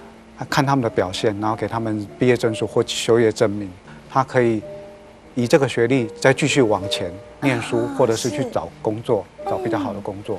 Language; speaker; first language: Chinese; native; Chinese